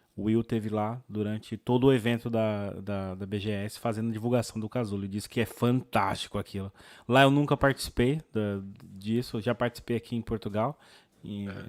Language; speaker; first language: Portuguese; native; Portuguese